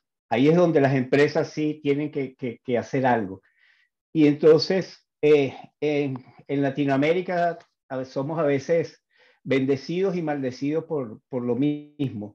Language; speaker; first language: Spanish; non-native, fluent; Portuguese